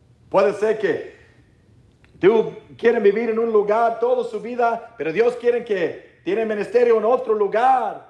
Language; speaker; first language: Spanish; non-native, learner; English